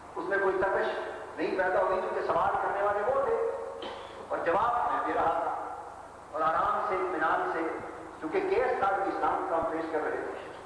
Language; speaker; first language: Urdu; non-native, local second language; Punjabi